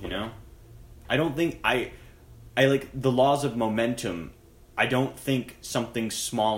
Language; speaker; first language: English; native; English